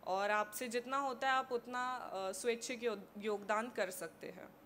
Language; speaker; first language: Hindi; non-native, local second language; Marathi